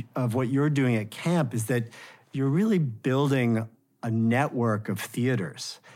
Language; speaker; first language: English; native; English